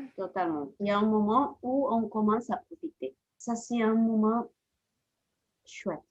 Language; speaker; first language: French; non-native, fluent; Spanish